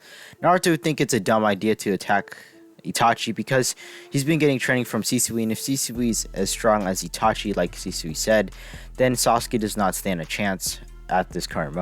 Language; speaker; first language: English; native; English